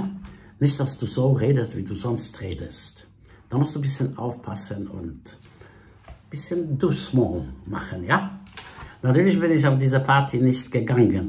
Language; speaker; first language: German; non-native, fluent; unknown